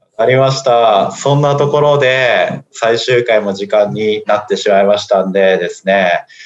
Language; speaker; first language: Japanese; native; Japanese